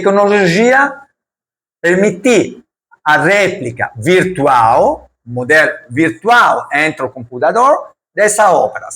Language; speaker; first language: Portuguese; non-native, learner; Italian